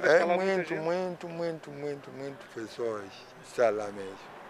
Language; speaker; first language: Portuguese; non-native, local second language; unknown